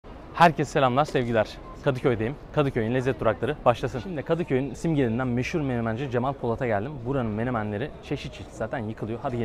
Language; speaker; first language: Turkish; native; Turkish